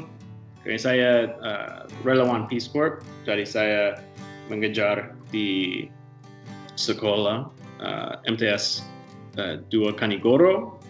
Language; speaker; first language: Indonesian; non-native, learner; English